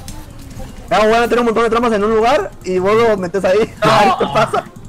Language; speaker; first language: Spanish; native; Spanish